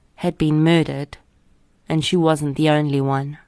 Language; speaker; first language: English; native; English